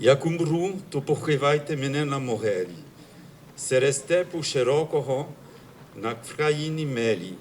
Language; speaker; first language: Ukrainian; non-native, learner; French